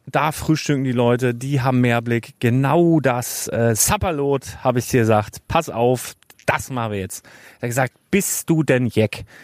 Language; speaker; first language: German; native; German